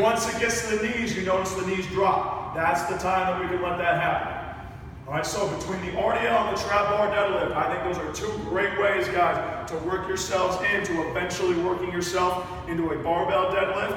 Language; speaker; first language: English; native; English